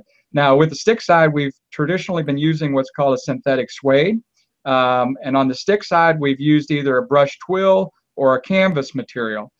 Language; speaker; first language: English; native; English